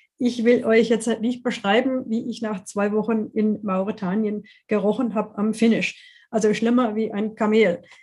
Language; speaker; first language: German; non-native, fluent; English